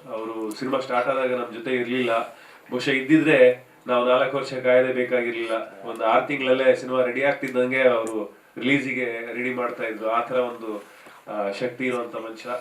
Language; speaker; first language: Kannada; native; Kannada